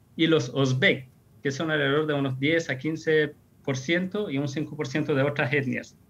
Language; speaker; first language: Spanish; non-native, fluent; Persian